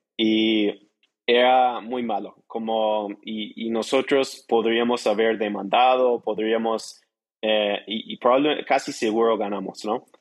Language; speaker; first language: Spanish; non-native, fluent; English